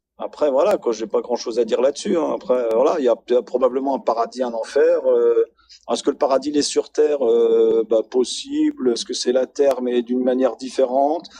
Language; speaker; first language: French; native; French